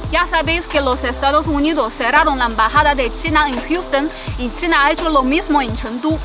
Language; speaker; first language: Spanish; native; Spanish